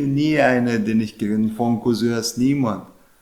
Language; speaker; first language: German; non-native, learner; Chechen